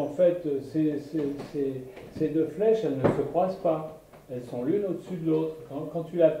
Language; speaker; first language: French; native; French